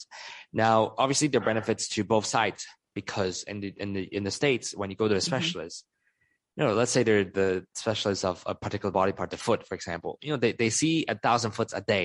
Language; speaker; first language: English; non-native, local second language; Cantonese